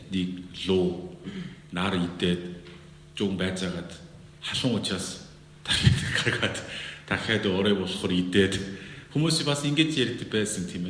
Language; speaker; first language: Mongolian; non-native, fluent; Korean